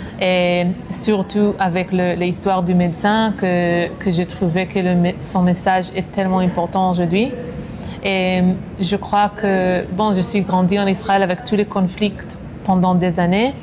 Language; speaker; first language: French; non-native, fluent; Hebrew